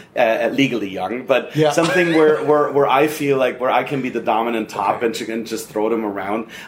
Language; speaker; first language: English; non-native, fluent; German